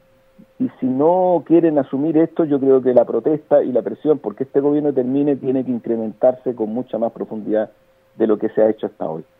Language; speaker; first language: Spanish; native; Spanish